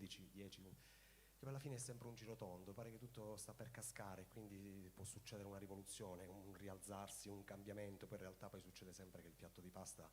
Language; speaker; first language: Italian; native; Italian